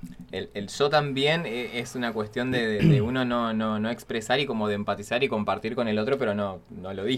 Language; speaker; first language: Spanish; native; Spanish